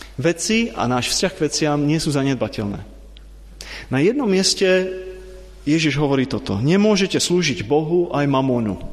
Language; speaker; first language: Slovak; non-native, fluent; Czech